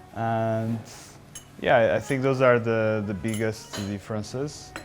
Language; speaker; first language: English; non-native, fluent; Portuguese